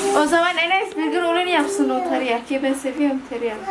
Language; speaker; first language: Turkish; non-native, learner; Indonesian